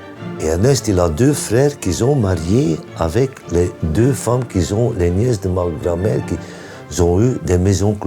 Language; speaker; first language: French; non-native, local second language; Dutch